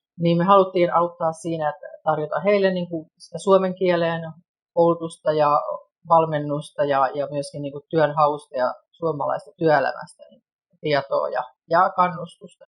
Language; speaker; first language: Finnish; native; Finnish